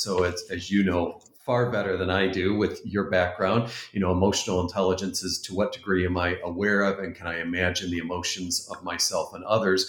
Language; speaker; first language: English; native; English